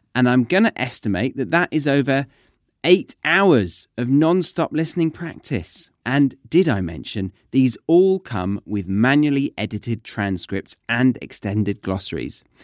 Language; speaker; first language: English; native; English